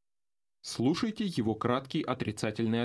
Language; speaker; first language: Russian; native; Russian